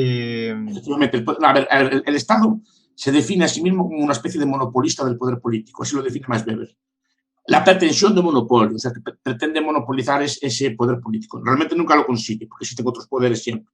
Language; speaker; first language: Spanish; native; Spanish